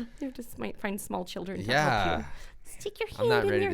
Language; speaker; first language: English; native; English